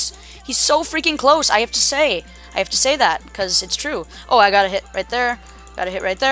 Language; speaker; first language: English; native; English